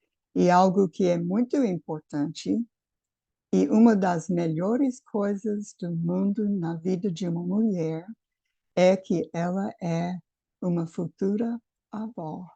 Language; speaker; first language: Portuguese; non-native, fluent; English